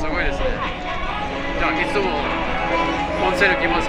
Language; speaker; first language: Japanese; non-native, learner; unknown